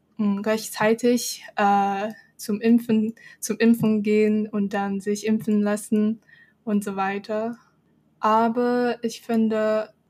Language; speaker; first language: German; non-native, fluent; Chinese